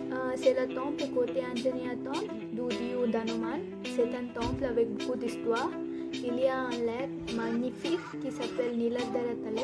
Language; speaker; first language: French; non-native, fluent; Konkani